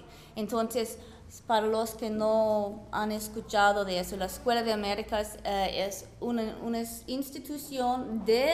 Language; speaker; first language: Spanish; non-native, fluent; English